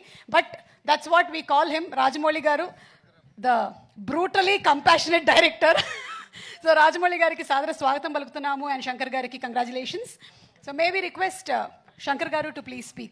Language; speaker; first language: Telugu; native; Telugu